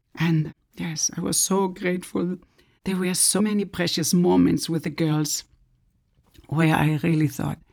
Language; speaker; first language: English; non-native, fluent; German